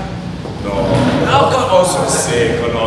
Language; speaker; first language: Spanish; non-native, learner; German